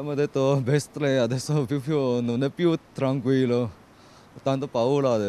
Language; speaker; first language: Italian; non-native, learner; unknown